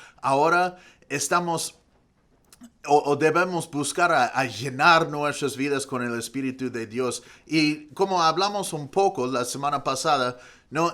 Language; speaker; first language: Spanish; non-native, fluent; English